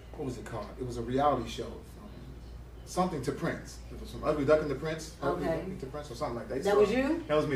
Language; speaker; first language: English; native; English